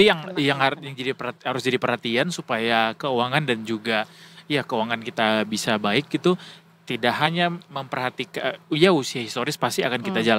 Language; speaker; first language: Indonesian; native; Indonesian